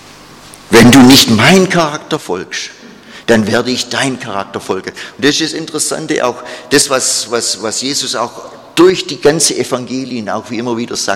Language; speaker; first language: German; non-native, fluent; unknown